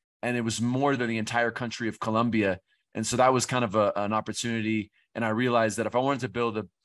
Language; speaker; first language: English; native; English